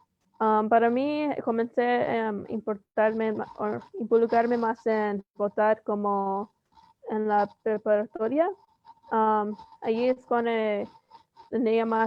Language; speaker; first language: Spanish; early bilingual, heritage; Spanish